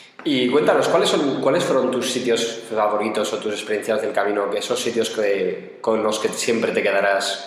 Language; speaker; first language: Spanish; native; Spanish